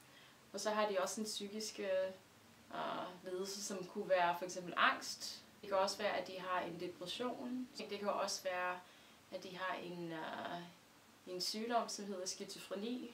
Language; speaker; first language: Danish; non-native, fluent; English